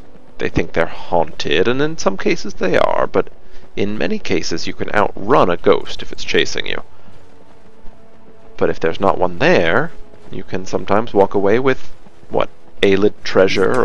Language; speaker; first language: English; native; English